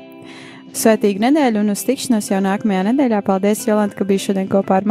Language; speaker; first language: Latvian; native; Latvian